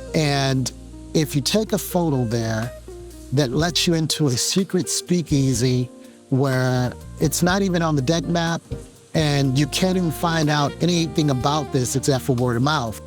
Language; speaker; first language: English; native; English